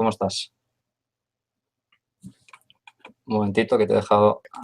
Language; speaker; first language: Spanish; native; Spanish